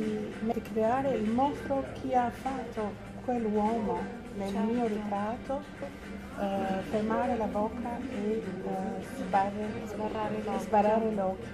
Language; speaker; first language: Italian; non-native, fluent; Albanian